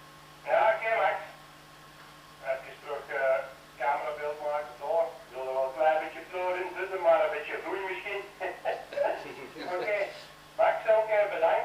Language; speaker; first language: Dutch; native; Dutch